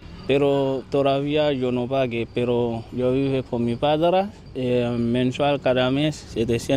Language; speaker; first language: Spanish; non-native, learner; Haitian Creole